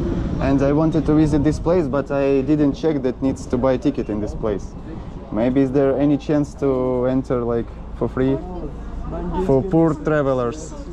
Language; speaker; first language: English; non-native, learner; Russian